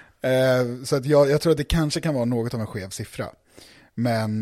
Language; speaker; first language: Swedish; native; Swedish